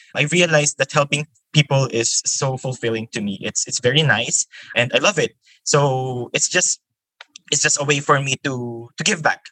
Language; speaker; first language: English; non-native, local second language; Filipino